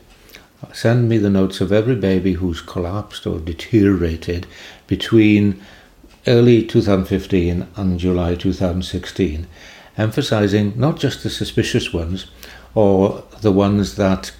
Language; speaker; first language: English; native; English